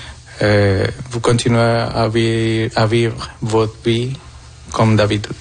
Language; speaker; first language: French; non-native, fluent; Spanish